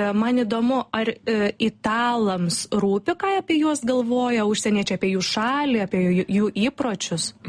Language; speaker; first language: Lithuanian; native; Lithuanian